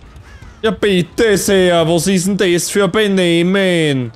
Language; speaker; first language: German; native; German